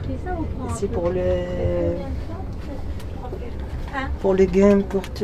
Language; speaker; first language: French; non-native, learner; Arabic